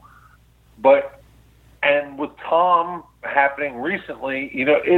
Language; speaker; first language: English; native; English